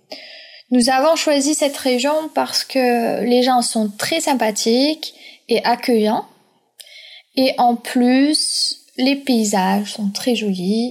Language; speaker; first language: French; non-native, fluent; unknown